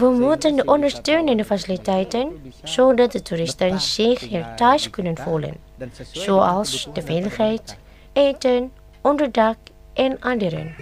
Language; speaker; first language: Dutch; non-native, fluent; Indonesian